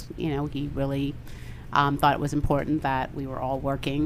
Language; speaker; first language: English; native; English